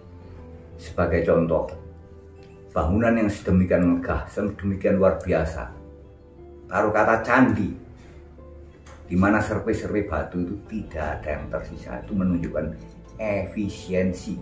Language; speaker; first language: Indonesian; non-native, local second language; Javanese